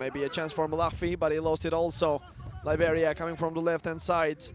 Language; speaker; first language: English; non-native, fluent; Turkish